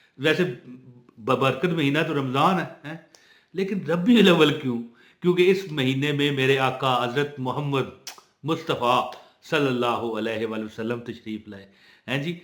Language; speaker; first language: Urdu; non-native, local second language; Punjabi